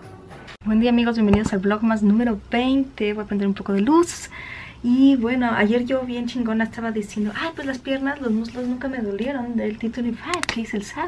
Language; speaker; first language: Spanish; native; Spanish